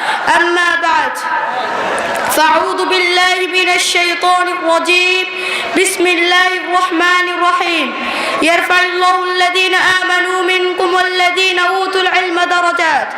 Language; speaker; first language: Arabic; non-native, learner; Bangla